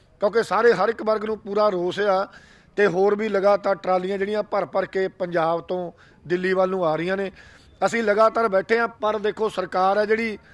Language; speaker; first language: Punjabi; native; Punjabi